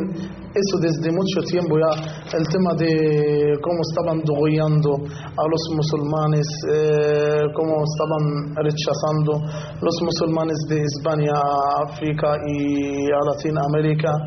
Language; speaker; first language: Spanish; non-native, fluent; Arabic